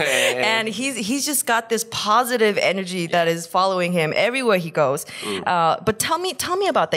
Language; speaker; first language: English; early bilingual, other home language; Korean